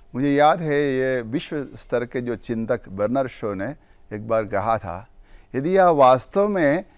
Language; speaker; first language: Hindi; non-native, local second language; Malayalam